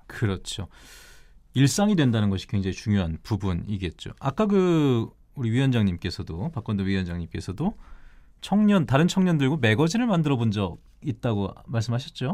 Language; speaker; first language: Korean; native; Korean